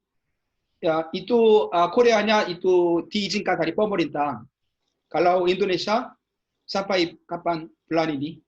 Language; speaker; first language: Indonesian; non-native, learner; Korean